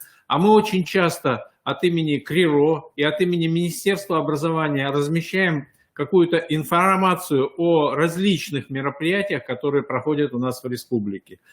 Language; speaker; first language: Russian; native; Russian